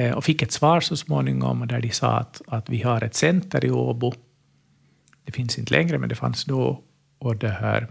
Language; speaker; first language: Swedish; native; Swedish